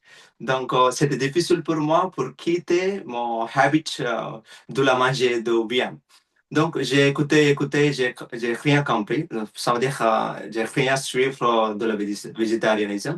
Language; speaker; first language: French; non-native, learner; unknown